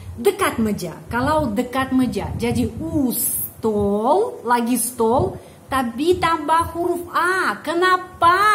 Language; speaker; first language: Indonesian; non-native, fluent; Russian